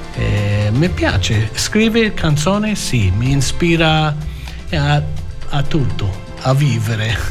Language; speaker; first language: Italian; non-native, fluent; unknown